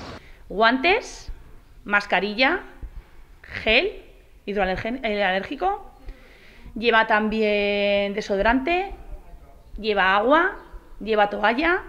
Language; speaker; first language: Spanish; native; Spanish